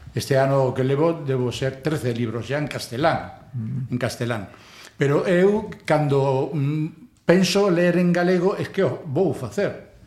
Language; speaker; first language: Galician; non-native, local second language; Spanish